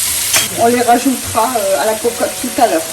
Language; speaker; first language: French; native; French